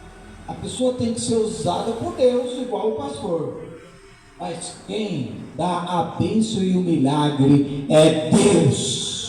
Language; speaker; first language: Portuguese; native; Portuguese